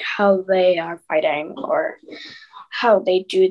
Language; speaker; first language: English; native; English